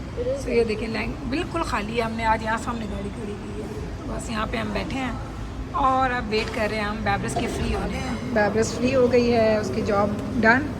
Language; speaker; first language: Urdu; non-native, local second language; Punjabi